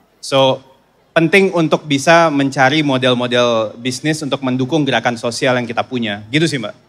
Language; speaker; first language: Indonesian; native; Indonesian